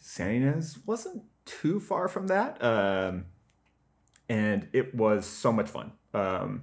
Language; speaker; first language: English; native; English